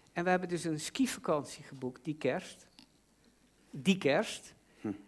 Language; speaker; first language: Dutch; native; Dutch